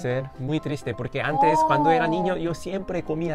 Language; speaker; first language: Spanish; non-native, fluent; Korean